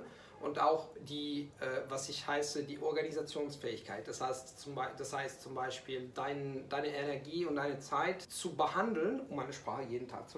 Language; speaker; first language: German; non-native, fluent; Italian